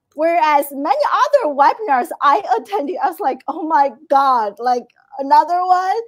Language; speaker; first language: English; non-native, fluent; Chinese